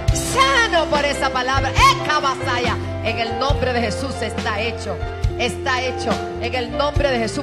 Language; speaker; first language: Spanish; native; Spanish